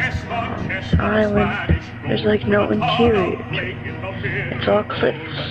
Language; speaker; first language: English; native; English